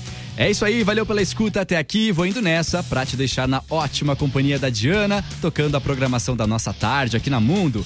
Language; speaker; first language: Portuguese; native; Portuguese